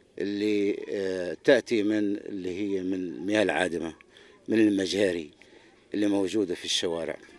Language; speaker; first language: Arabic; native; Arabic